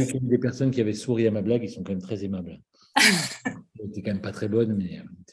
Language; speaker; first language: French; native; French